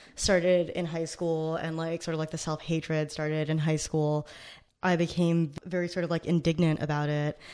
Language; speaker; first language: English; native; English